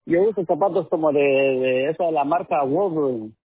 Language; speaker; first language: Spanish; early bilingual, heritage; Spanish